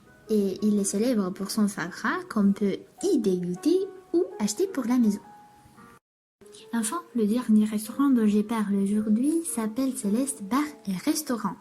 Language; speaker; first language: French; non-native, learner; Romanian